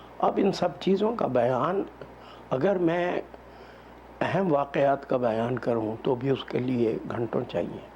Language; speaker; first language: Urdu; non-native, local second language; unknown